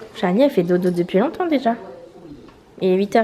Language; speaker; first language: French; native; French